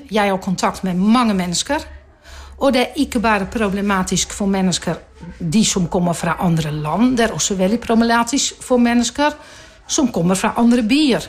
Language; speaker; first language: Norwegian; non-native, fluent; Dutch